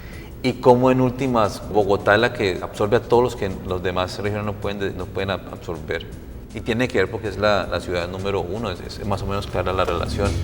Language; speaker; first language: Spanish; native; Spanish